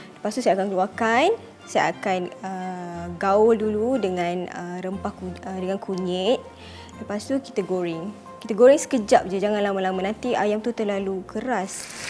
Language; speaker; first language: Malay; native; Malay